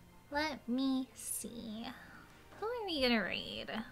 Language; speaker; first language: English; native; English